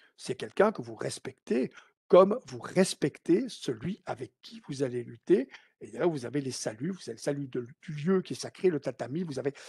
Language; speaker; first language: French; native; French